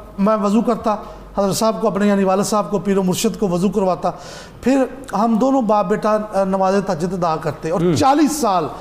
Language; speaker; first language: Urdu; non-native, local second language; Punjabi